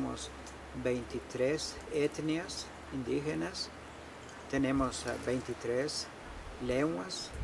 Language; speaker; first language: Spanish; non-native, local second language; Kʼicheʼ